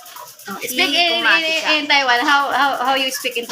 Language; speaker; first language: English; non-native, learner; Cebuano